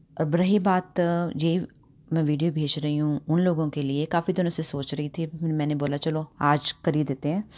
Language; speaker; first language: Hindi; non-native, local second language; Punjabi